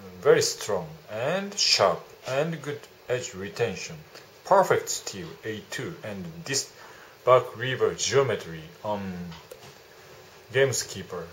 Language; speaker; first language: English; non-native, learner; Japanese